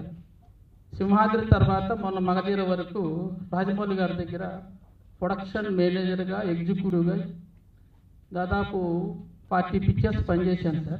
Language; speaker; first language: Telugu; native; Telugu